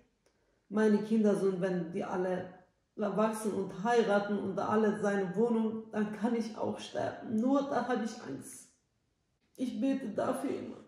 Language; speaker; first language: German; non-native, learner; Turkish